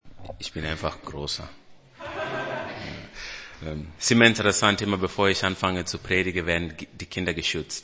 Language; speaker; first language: German; non-native, fluent; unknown